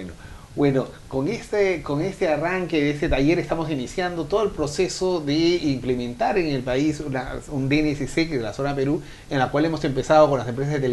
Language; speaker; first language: Spanish; native; Spanish